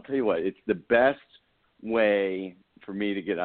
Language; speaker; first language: English; native; English